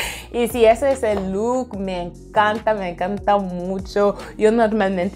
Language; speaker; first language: Spanish; non-native, fluent; English